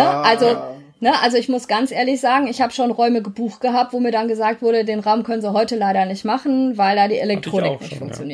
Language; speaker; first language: German; native; German